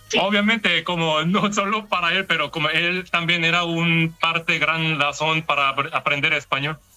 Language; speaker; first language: Spanish; non-native, learner; Korean